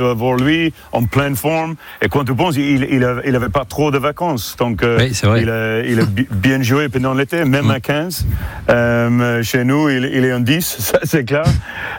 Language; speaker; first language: French; non-native, fluent; English